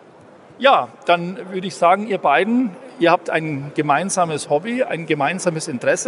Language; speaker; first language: German; native; German